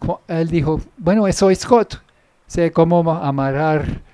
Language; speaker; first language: Spanish; non-native, fluent; English